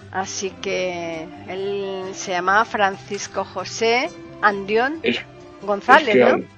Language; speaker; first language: Spanish; native; Spanish